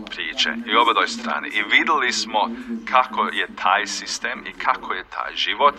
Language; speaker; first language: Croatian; early bilingual, heritage; Croatian